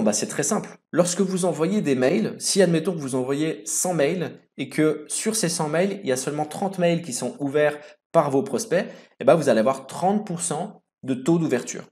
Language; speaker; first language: French; native; French